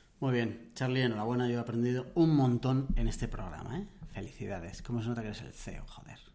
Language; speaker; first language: Spanish; native; Spanish